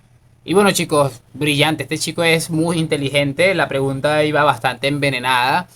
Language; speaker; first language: Spanish; native; Spanish